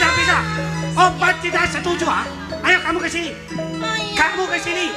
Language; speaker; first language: Indonesian; non-native, local second language; Javanese